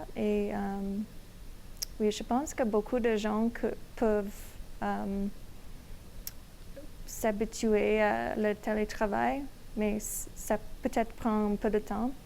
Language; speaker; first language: French; non-native, learner; English